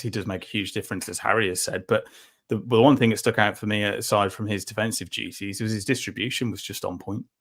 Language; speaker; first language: English; native; English